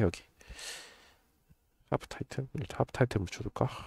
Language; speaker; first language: Korean; native; Korean